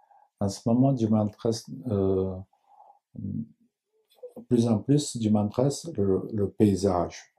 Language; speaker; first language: French; non-native, learner; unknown